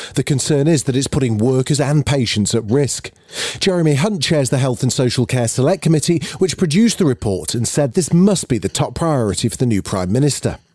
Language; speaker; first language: English; native; English